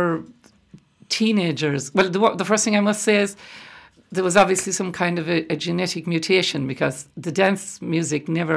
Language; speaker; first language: English; native; English